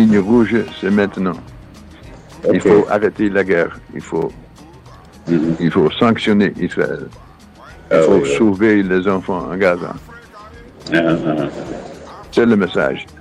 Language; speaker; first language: French; non-native, fluent; Dutch